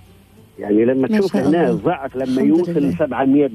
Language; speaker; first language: Arabic; native; Arabic